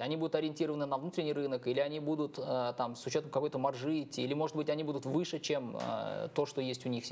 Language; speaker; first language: Russian; native; Russian